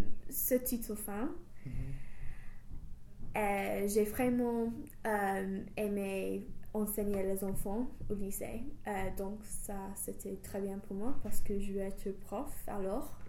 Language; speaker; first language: French; non-native, fluent; English